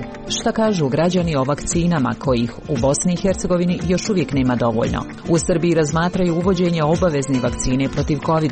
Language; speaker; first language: Serbian; native; Serbian